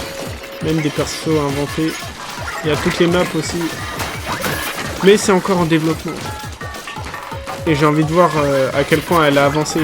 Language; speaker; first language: French; native; French